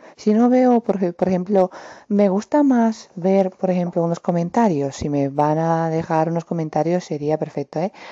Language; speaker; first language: Spanish; non-native, fluent; Romanian